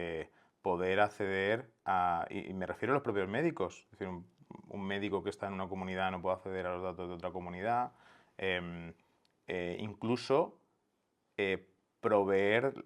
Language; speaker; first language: Spanish; native; Spanish